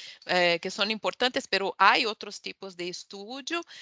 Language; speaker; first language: Spanish; non-native, fluent; Portuguese